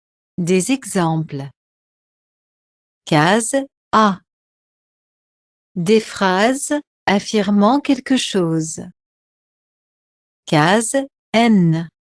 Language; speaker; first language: French; non-native, fluent; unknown